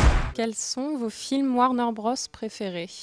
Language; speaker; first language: French; native; French